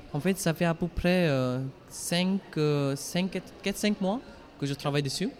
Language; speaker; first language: French; non-native, fluent; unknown